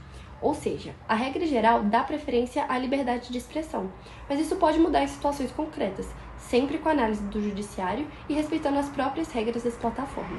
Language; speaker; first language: Portuguese; native; Portuguese